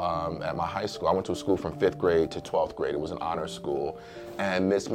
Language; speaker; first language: English; native; English